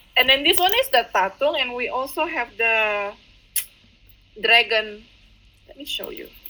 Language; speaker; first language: English; non-native, fluent; Indonesian